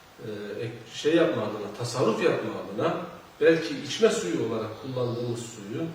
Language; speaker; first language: Turkish; native; Turkish